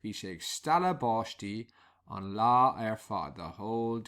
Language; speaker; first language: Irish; non-native, local second language; English